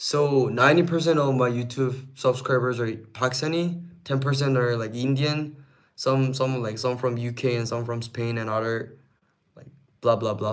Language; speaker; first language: English; non-native, fluent; Korean